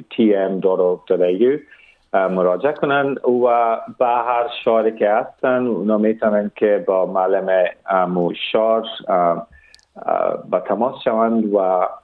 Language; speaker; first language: Persian; early bilingual, heritage; Persian